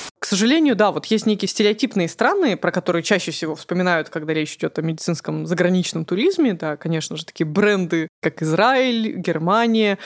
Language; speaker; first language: Russian; native; Russian